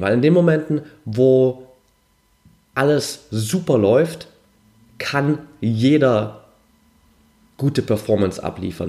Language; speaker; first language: German; native; German